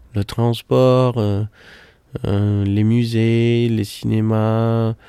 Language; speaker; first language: French; non-native, fluent; Spanish